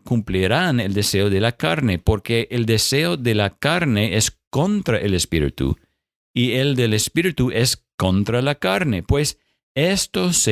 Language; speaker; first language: Spanish; non-native, fluent; English